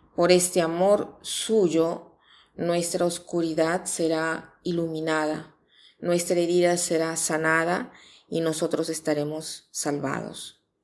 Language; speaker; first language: Spanish; non-native, fluent; Italian